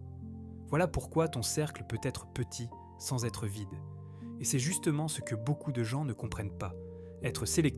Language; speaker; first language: French; native; French